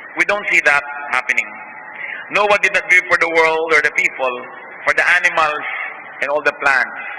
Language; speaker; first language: English; non-native, local second language; Filipino